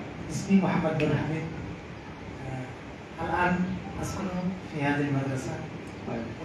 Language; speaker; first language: Arabic; non-native, learner; Bangla